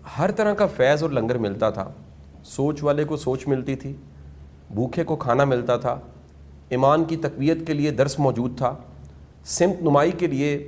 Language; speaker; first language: Urdu; native; Urdu